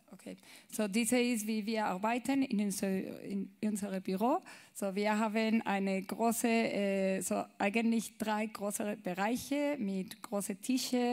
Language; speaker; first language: German; non-native, learner; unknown